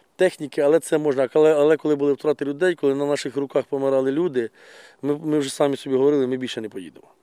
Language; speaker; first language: Ukrainian; non-native, local second language; Russian